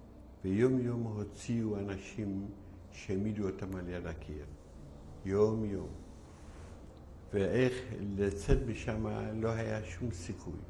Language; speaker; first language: Hebrew; non-native, fluent; Yiddish